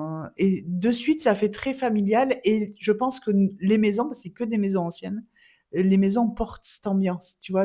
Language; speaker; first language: French; native; French